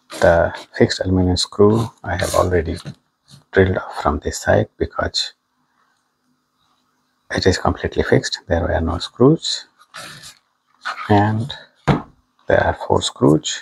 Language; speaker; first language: English; non-native, fluent; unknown